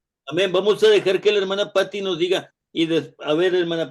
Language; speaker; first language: Spanish; native; Spanish